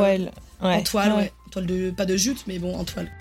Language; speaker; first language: French; native; French